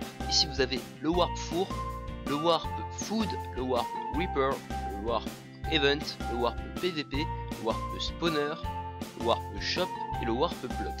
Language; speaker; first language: French; native; French